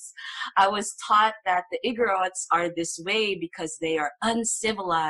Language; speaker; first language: English; non-native, local second language; Filipino